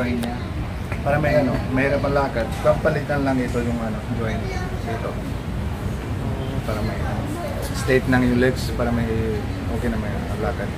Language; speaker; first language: Filipino; non-native, learner; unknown